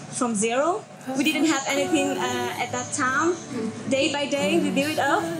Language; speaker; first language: English; non-native, fluent; Vietnamese